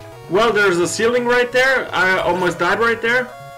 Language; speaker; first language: English; non-native, fluent; German